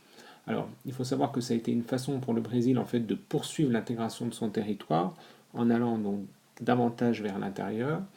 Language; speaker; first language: French; native; French